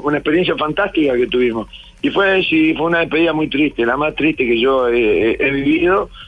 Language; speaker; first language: Spanish; native; Spanish